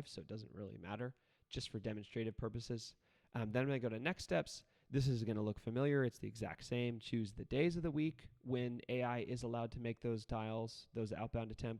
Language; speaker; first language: English; native; English